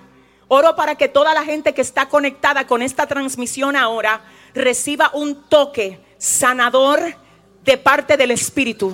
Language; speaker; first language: Spanish; native; Spanish